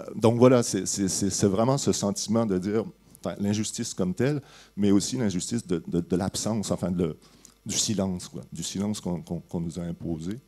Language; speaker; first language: French; native; French